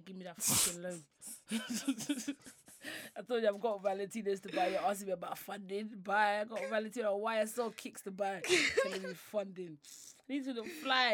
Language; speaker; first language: English; non-native, local second language; Yoruba